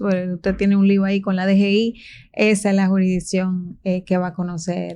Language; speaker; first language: Spanish; native; Spanish